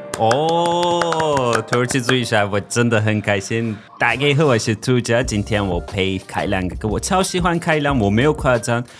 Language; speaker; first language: Chinese; non-native, fluent; Turkish